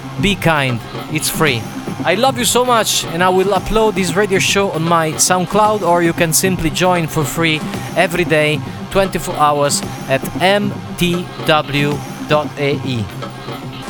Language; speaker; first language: English; non-native, fluent; Italian